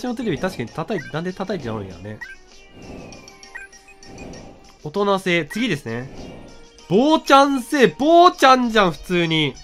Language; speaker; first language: Japanese; native; Japanese